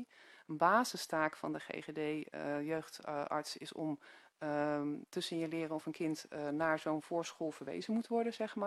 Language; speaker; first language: Dutch; native; Dutch